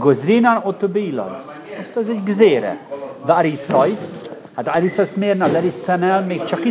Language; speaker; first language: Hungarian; native; Hungarian